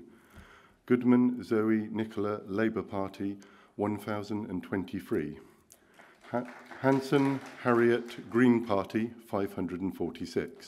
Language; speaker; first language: English; native; English